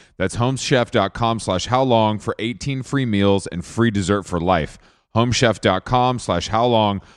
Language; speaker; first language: English; native; English